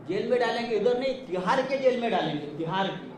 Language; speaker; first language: Hindi; non-native, local second language; Marathi